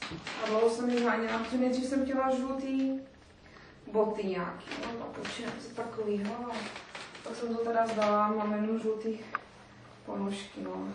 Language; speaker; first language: Czech; native; Czech